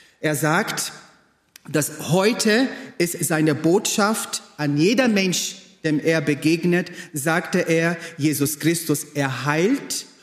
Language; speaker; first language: German; non-native, fluent; Portuguese